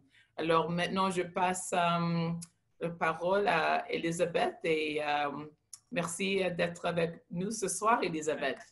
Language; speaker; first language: French; non-native, local second language; English